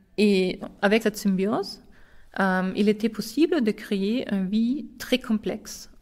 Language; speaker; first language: French; non-native, fluent; German